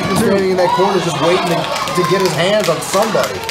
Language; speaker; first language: English; native; English